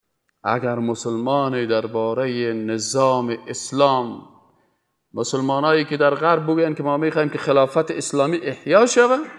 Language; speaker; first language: Persian; native; Persian